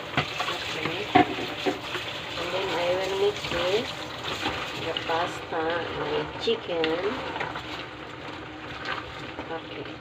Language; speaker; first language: English; non-native, learner; Filipino